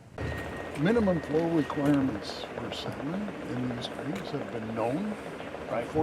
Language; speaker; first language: English; native; English